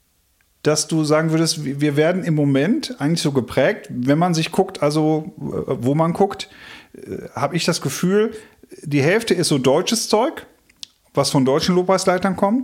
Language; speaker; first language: German; native; German